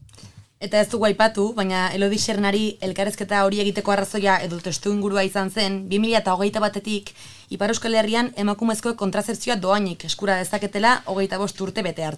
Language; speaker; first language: Basque; native; Basque